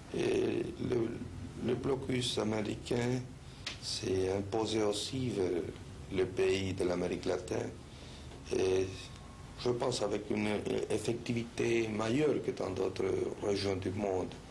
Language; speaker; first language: French; non-native, fluent; Spanish